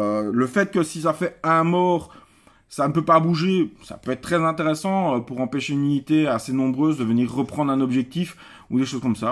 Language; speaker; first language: French; native; French